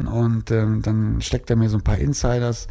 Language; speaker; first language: German; native; German